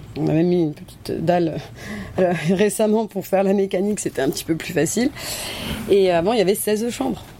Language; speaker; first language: French; native; French